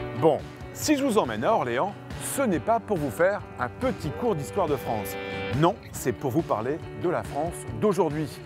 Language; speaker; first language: French; native; French